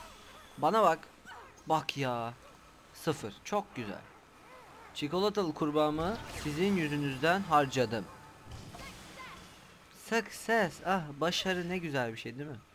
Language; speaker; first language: Turkish; native; Turkish